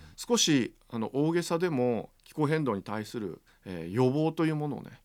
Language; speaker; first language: Japanese; native; Japanese